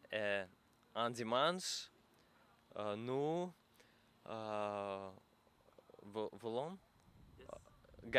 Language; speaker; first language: French; non-native, learner; Russian